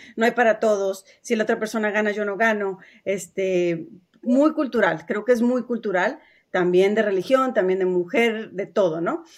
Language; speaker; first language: Spanish; native; Spanish